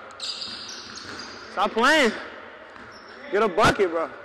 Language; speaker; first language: English; native; English